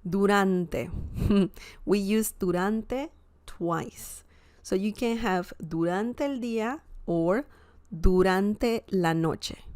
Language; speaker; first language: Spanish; non-native, fluent; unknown